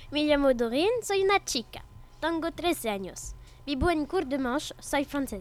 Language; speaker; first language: Spanish; non-native, learner; French